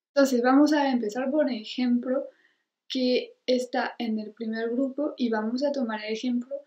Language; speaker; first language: Spanish; non-native, fluent; French